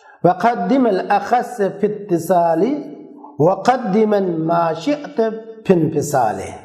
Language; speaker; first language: Arabic; non-native, fluent; Uzbek